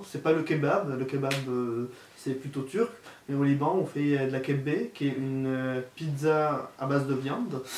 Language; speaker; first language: French; non-native, local second language; Arabic